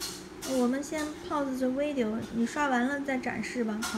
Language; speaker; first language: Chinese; native; Chinese